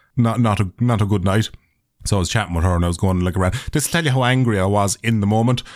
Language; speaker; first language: English; native; English